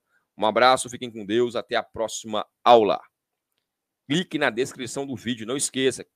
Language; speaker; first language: Portuguese; native; Portuguese